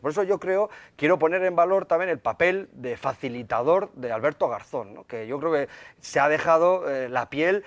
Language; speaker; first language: Spanish; native; Spanish